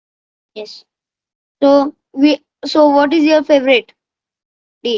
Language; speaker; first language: English; non-native, learner; Marathi